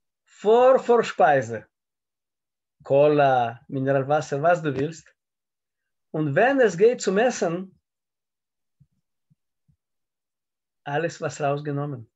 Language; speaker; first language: German; non-native, learner; Russian